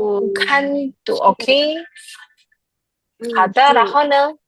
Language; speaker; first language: Chinese; non-native, fluent; Indonesian